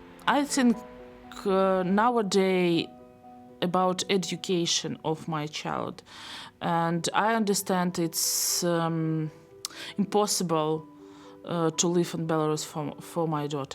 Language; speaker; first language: English; non-native, learner; Belarusian